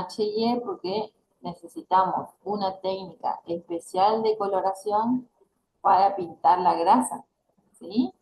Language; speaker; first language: Spanish; native; Spanish